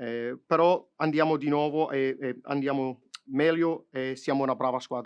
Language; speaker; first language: Italian; non-native, fluent; English